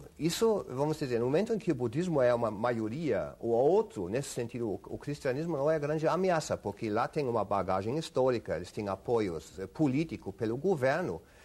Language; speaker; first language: Portuguese; non-native, fluent; German